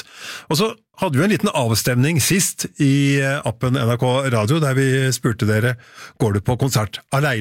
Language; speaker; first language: Norwegian; native; Norwegian